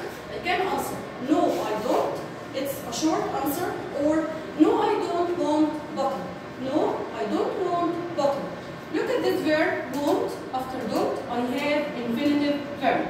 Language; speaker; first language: English; non-native, learner; Arabic